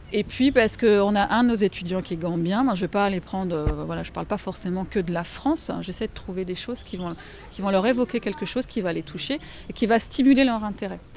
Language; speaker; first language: French; native; French